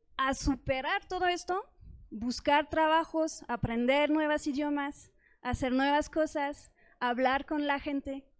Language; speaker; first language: Spanish; non-native, fluent; French